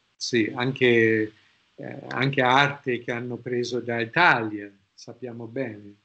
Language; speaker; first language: Italian; non-native, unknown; English